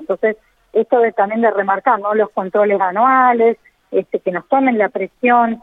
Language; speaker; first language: Spanish; native; Spanish